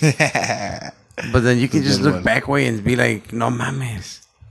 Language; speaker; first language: English; early bilingual, other home language; Spanish